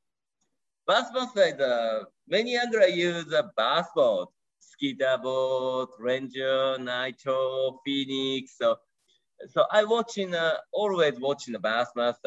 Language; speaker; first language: English; non-native, learner; Japanese